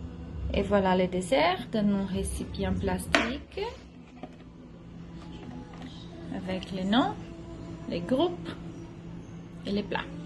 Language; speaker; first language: French; non-native, learner; Portuguese